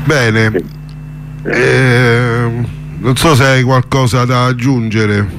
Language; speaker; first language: Italian; native; Italian